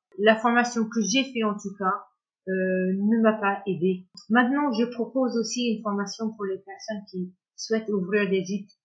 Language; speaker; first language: French; non-native, fluent; English